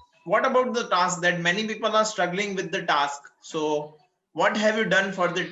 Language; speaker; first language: English; non-native, local second language; Gujarati